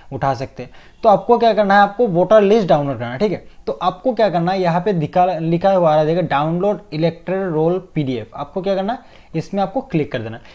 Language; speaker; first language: Hindi; non-native, fluent; Bangla